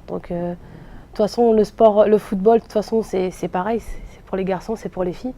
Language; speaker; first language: French; native; French